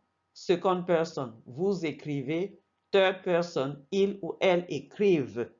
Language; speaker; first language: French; non-native, fluent; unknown